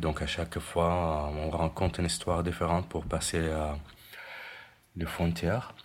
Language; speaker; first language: French; non-native, fluent; Arabic